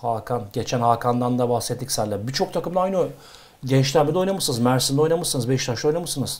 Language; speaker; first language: Turkish; native; Turkish